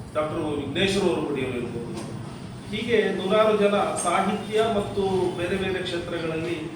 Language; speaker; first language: Kannada; native; Kannada